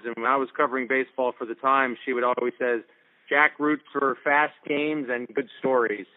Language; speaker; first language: English; native; English